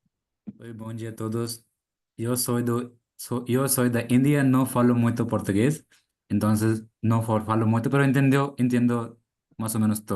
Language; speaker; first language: Portuguese; non-native, learner; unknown